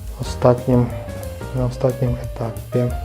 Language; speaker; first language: Polish; non-native, learner; Ukrainian